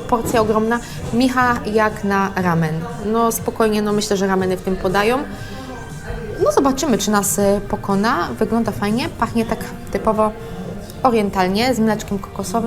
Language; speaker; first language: Polish; native; Polish